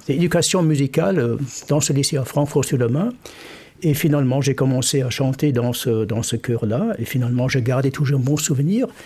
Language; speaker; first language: French; non-native, fluent; German